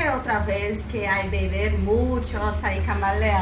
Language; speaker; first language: Spanish; non-native, learner; Portuguese